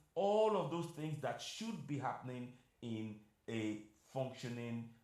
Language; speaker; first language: English; non-native, local second language; Yoruba